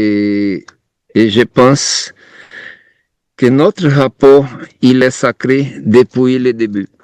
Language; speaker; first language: French; non-native, fluent; Portuguese